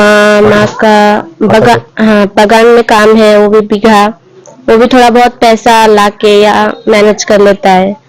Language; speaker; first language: Hindi; non-native, local second language; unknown